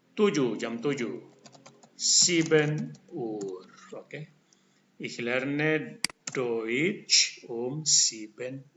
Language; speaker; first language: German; non-native, fluent; Indonesian